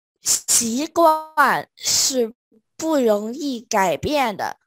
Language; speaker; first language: Chinese; non-native, fluent; Vietnamese